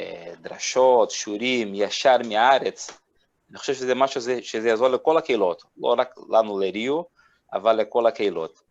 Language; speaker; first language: Hebrew; non-native, fluent; Portuguese